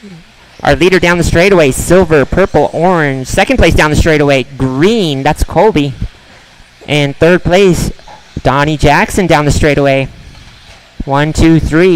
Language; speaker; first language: English; native; English